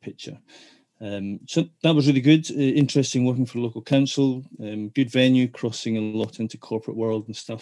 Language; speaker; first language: English; native; English